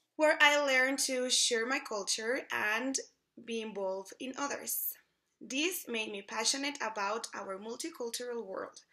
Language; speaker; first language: English; non-native, fluent; Spanish